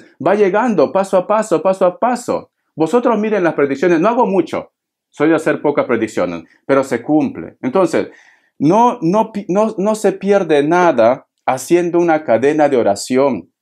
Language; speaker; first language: Spanish; native; Spanish